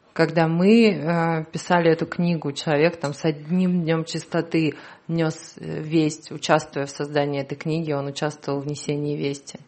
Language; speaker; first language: Russian; native; Russian